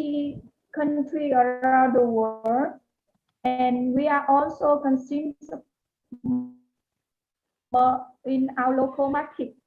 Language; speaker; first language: English; non-native, learner; Vietnamese